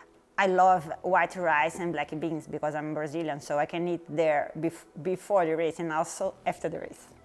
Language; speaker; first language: English; non-native, fluent; Portuguese